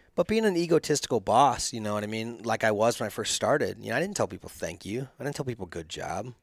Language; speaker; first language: English; native; English